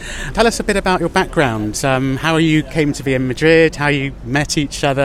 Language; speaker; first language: English; native; English